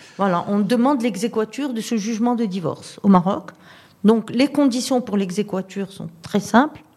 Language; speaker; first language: French; non-native, local second language; Arabic